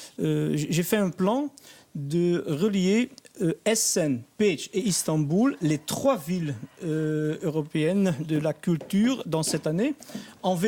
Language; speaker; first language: French; non-native, fluent; Dutch